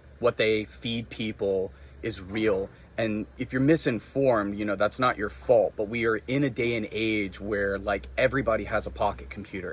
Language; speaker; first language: English; native; English